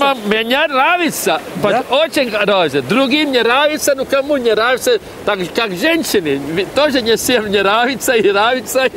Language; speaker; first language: Russian; non-native, local second language; Latvian